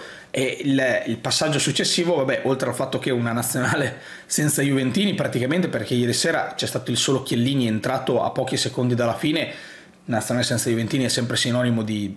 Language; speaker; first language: Italian; native; Italian